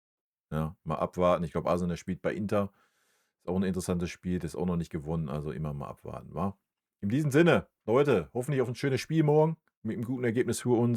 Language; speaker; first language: German; native; German